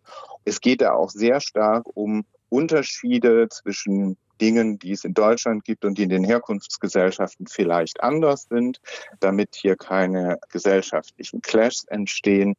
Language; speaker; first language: German; native; German